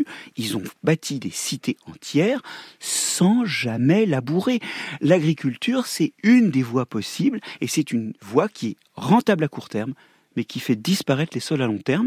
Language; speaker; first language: French; native; French